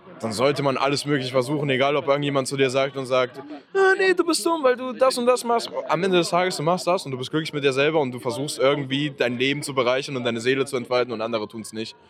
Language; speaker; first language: German; native; German